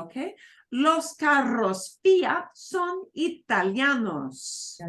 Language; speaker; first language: Spanish; non-native, fluent; English